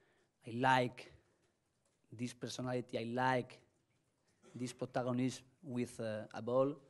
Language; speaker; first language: English; non-native, learner; Spanish